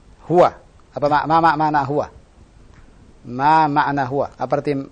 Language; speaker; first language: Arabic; non-native, fluent; Indonesian